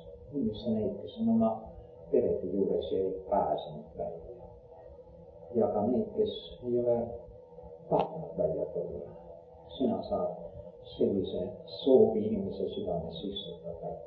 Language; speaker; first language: Finnish; non-native, learner; Estonian